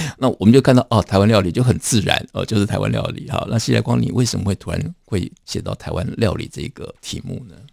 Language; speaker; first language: Chinese; native; Chinese